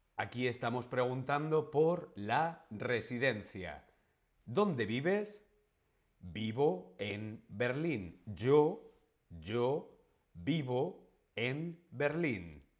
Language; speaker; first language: Spanish; native; Spanish